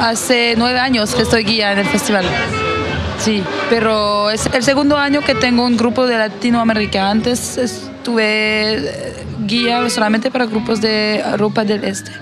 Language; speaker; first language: Spanish; non-native, fluent; French